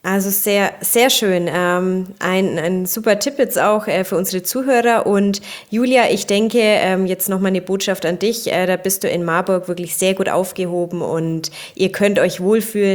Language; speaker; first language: German; native; German